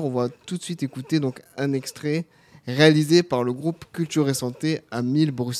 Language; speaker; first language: French; native; French